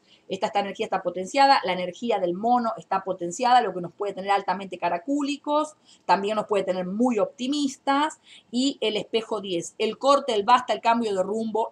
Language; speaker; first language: Spanish; native; Spanish